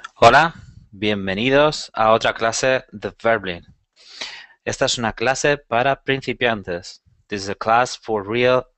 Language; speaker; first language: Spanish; native; Spanish